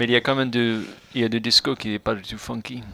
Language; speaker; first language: French; non-native, fluent; English